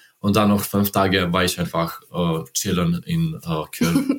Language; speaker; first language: German; non-native, learner; Serbian